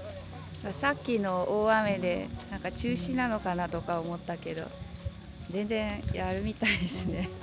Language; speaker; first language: Japanese; native; Japanese